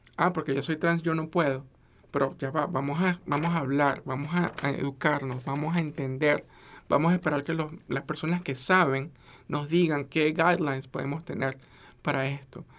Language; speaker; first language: Spanish; native; Spanish